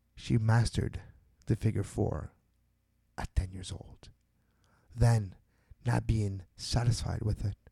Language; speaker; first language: English; non-native, local second language; French